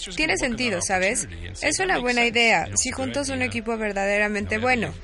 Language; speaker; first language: Spanish; non-native, fluent; English